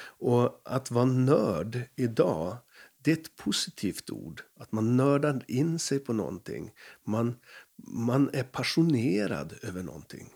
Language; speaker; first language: Swedish; native; Swedish